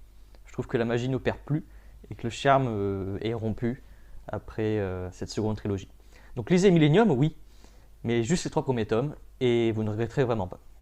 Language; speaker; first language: French; native; French